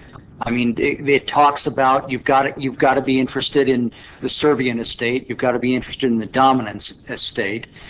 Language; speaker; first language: English; native; English